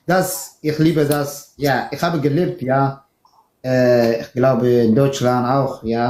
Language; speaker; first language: German; non-native, learner; Tigrinya